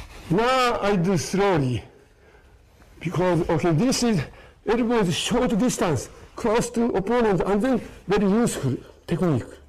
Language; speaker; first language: English; non-native, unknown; Japanese